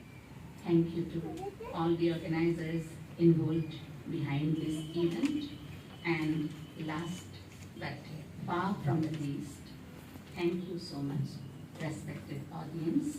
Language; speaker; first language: English; non-native, local second language; Assamese